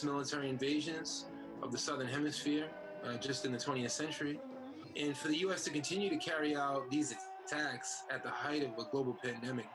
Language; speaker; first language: English; native; English